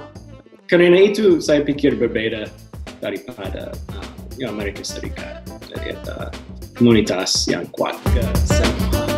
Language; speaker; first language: Indonesian; non-native, learner; English